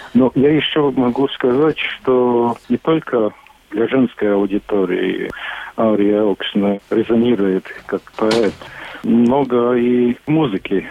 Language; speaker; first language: Russian; non-native, local second language; Latvian